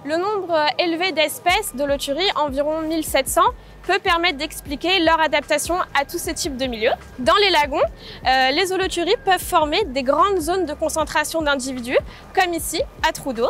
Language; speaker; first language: French; native; French